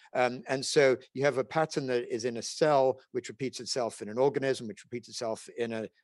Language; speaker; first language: English; native; English